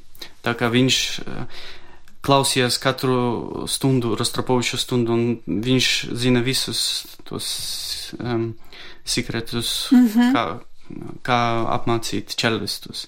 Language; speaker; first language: Latvian; non-native, local second language; Russian